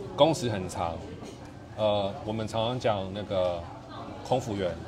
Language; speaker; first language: Chinese; native; Chinese